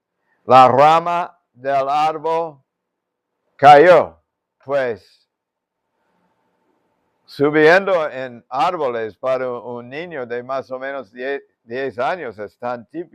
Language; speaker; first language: Spanish; non-native, fluent; English